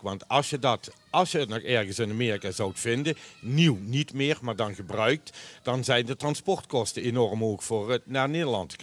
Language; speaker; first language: Dutch; native; Dutch